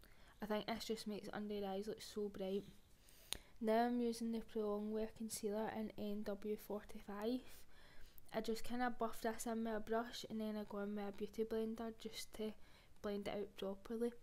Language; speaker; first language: English; native; English